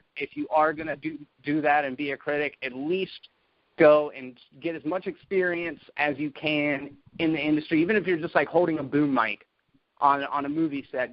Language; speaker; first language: English; native; English